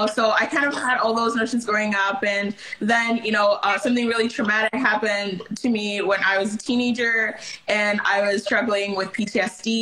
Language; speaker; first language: English; early bilingual, other home language; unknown